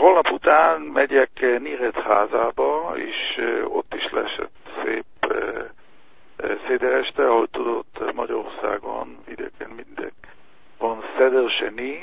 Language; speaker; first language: Hungarian; early bilingual, heritage; Hungarian